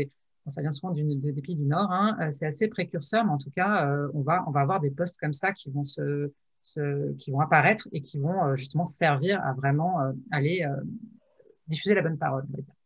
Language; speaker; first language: French; native; French